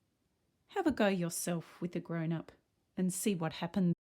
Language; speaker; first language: English; native; English